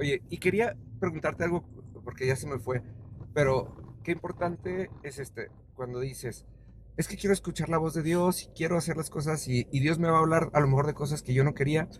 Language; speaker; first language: Spanish; native; Spanish